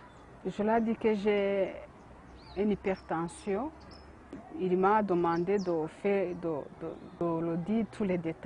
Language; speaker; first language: French; non-native, learner; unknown